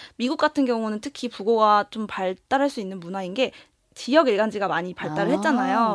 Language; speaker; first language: Korean; native; Korean